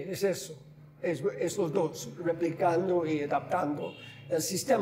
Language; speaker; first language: Spanish; non-native, fluent; English